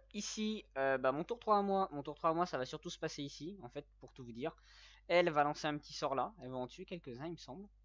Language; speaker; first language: French; native; French